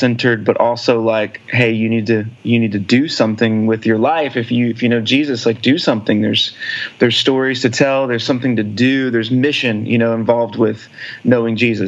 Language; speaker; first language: English; native; English